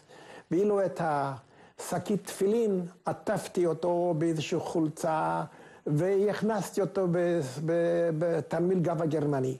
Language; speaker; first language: Hebrew; non-native, fluent; Hungarian